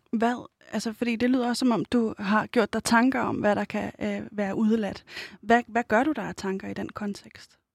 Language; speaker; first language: Danish; native; Danish